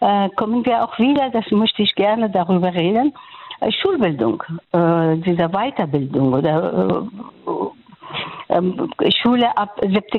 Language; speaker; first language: German; non-native, fluent; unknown